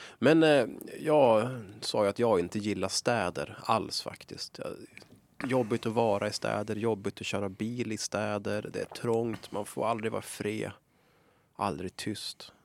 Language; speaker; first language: Swedish; native; Swedish